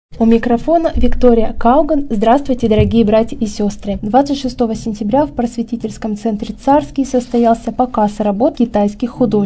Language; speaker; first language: Russian; native; Russian